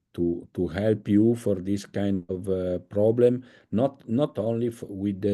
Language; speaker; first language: English; non-native, fluent; Italian